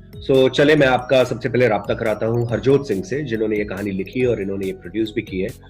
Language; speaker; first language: Hindi; native; Hindi